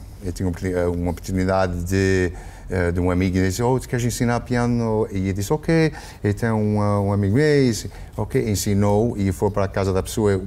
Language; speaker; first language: Portuguese; early bilingual, heritage; English